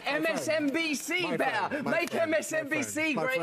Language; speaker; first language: English; native; English